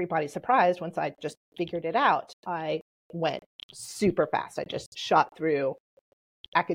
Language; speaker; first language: English; early bilingual, other home language; Polish